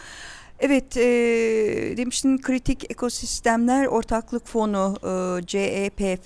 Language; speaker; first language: Turkish; native; Turkish